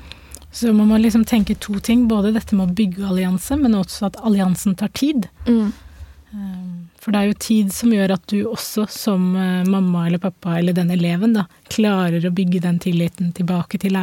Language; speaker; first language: Norwegian; native; Norwegian